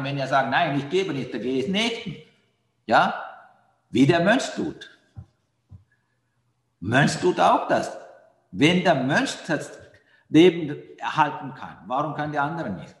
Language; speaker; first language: German; non-native, fluent; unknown